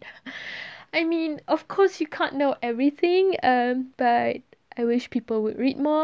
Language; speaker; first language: English; non-native, local second language; Malay